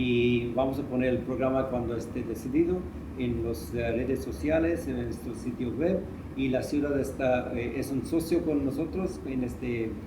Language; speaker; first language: Spanish; non-native, fluent; Hindi